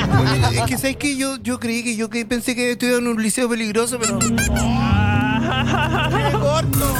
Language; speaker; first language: Spanish; native; Spanish